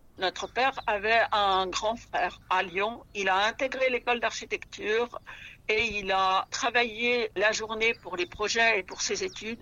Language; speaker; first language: French; early bilingual, other home language; Russian